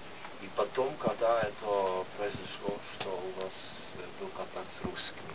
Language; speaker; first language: Russian; non-native, fluent; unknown